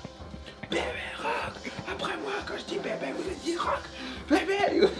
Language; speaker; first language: French; native; French